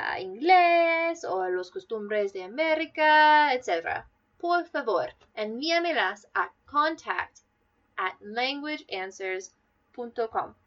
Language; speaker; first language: Spanish; non-native, learner; English